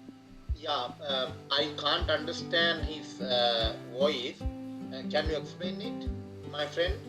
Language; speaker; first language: English; non-native, learner; Sinhala